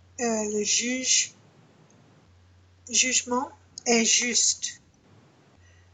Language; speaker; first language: French; non-native, learner; English